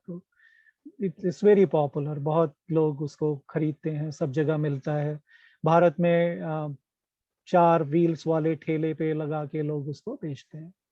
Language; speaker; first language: Hindi; native; Hindi